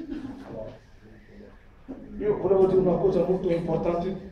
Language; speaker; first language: Italian; non-native, learner; French